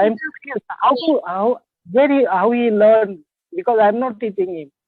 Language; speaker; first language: English; non-native, learner; Marathi